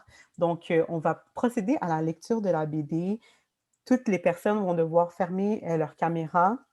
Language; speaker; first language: French; native; French